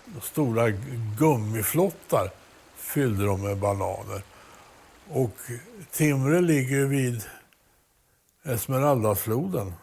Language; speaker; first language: Swedish; native; Swedish